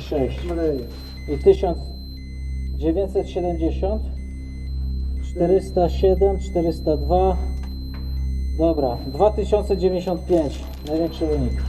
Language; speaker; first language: Polish; native; Polish